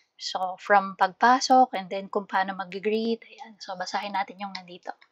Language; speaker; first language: Filipino; native; Filipino